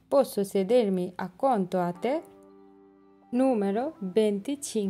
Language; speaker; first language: Italian; non-native, learner; Bangla